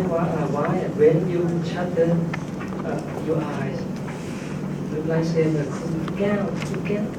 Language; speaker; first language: English; non-native, learner; Thai